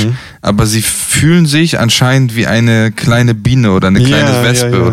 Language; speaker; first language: German; native; German